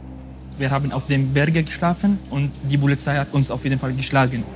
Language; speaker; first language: German; non-native, fluent; Arabic